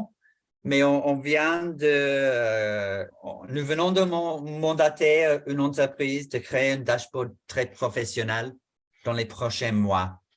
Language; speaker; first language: French; non-native, fluent; English